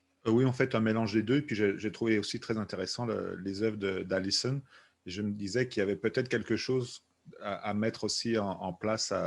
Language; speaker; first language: French; native; French